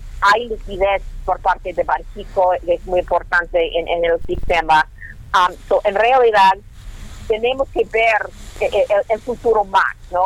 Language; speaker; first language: Spanish; non-native, learner; English